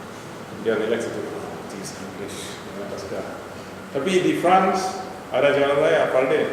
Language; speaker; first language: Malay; non-native, local second language; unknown